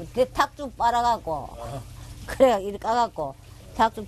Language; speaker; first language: Korean; native; Korean